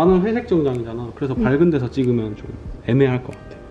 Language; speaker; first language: Korean; native; Korean